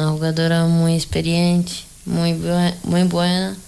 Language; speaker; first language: Spanish; non-native, learner; Portuguese